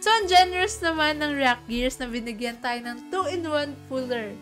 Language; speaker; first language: Filipino; native; Filipino